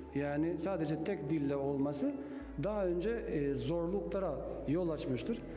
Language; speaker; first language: Turkish; non-native, fluent; Albanian